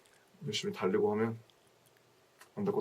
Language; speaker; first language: Korean; native; Korean